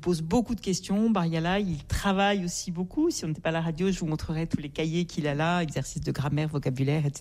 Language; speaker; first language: French; native; French